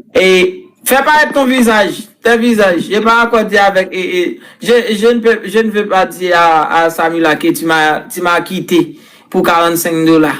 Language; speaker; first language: French; non-native, local second language; Haitian Creole